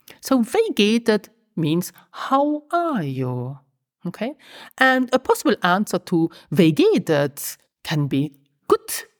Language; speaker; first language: English; non-native, fluent; Luxembourgish